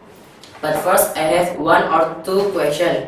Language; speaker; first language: English; non-native, learner; Indonesian